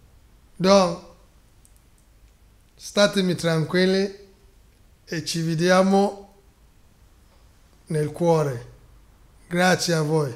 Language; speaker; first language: Italian; non-native, fluent; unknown